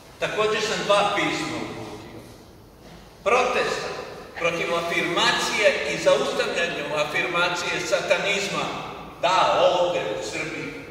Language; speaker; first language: Serbian; non-native, fluent; Greek